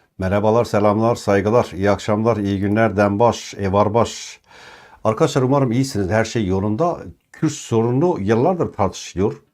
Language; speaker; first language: Turkish; non-native, local second language; Kurdish